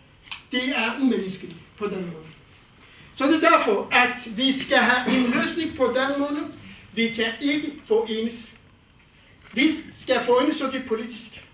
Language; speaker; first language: Danish; non-native, fluent; Kurdish